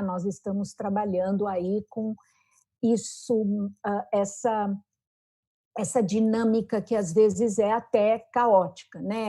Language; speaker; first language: Portuguese; native; Portuguese